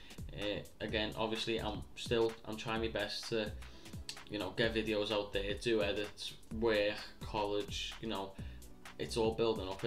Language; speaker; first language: English; native; English